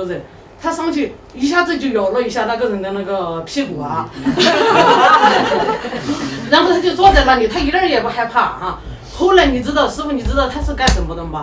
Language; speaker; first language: Chinese; native; Chinese